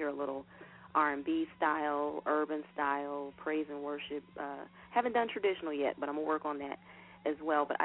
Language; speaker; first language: English; native; English